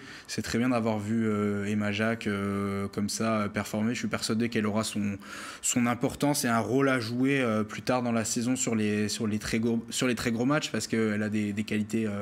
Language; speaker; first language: French; native; French